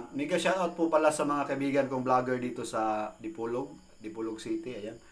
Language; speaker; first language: Filipino; non-native, local second language; Cebuano